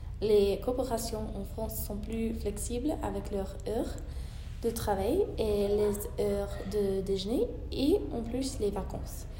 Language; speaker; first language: French; non-native, learner; English